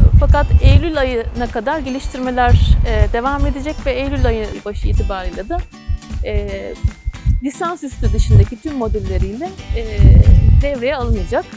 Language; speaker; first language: Turkish; native; Turkish